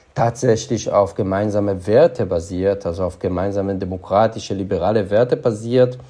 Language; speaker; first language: German; non-native, fluent; Hebrew